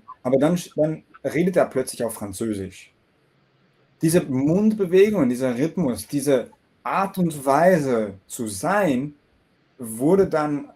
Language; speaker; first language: German; non-native, fluent; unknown